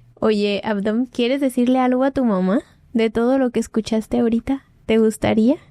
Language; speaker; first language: Spanish; native; Spanish